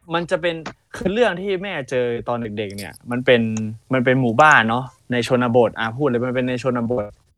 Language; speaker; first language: Thai; native; Thai